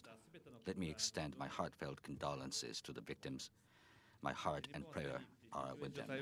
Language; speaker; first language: English; non-native, fluent; Japanese